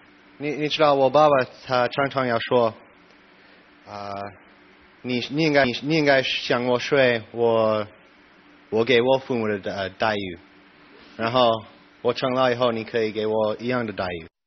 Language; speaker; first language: Chinese; non-native, learner; English